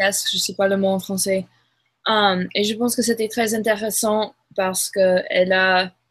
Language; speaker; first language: French; non-native, learner; English